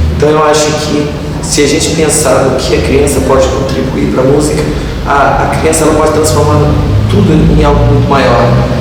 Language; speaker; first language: Portuguese; native; Portuguese